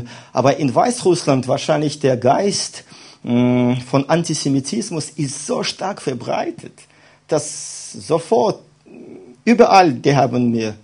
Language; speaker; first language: German; non-native, fluent; Russian